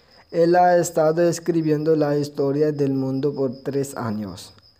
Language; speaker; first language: Spanish; non-native, fluent; Urdu